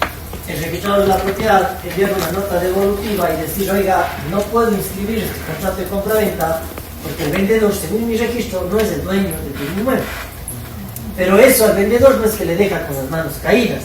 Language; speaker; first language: Spanish; native; Spanish